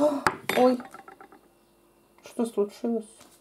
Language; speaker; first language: Russian; native; Russian